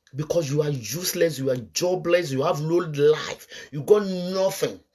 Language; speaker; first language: English; non-native, local second language; Yoruba